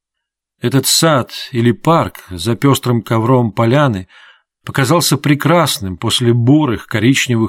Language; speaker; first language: Russian; native; Russian